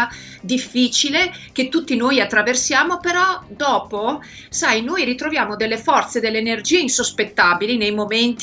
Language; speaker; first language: Italian; native; Italian